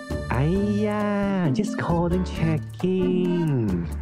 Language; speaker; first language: English; non-native, local second language; Chinese